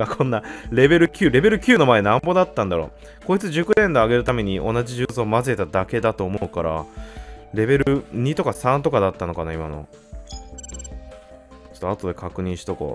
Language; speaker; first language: Japanese; native; Japanese